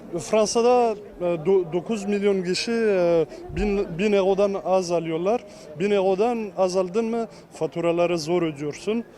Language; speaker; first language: Turkish; early bilingual, heritage; Turkish